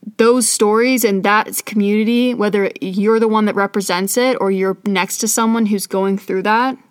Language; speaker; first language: English; native; English